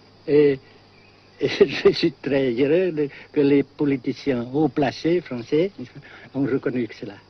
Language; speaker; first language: French; non-native, local second language; Vietnamese